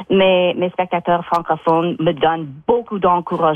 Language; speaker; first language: French; non-native, local second language; English